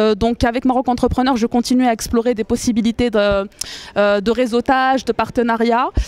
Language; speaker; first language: French; non-native, local second language; Arabic